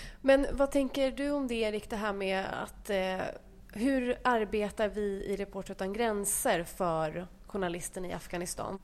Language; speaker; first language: Swedish; native; Swedish